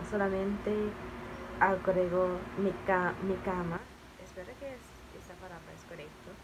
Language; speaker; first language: Spanish; non-native, learner; English